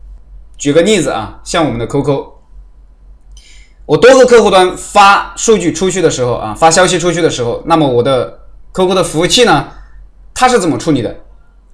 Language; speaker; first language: Chinese; native; Chinese